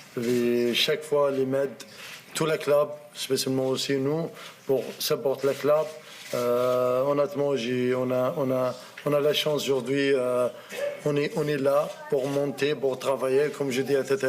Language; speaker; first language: French; non-native, learner; Arabic